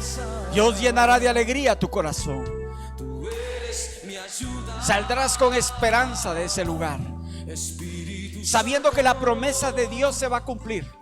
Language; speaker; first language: Spanish; native; Spanish